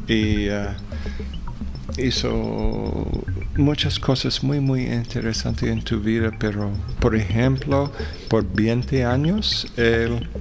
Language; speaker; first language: Spanish; non-native, fluent; English